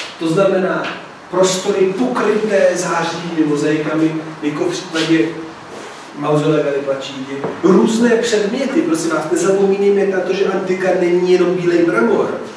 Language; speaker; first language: Czech; non-native, fluent; Italian